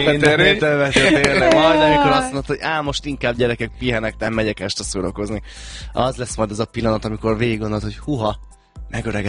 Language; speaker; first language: Hungarian; native; Hungarian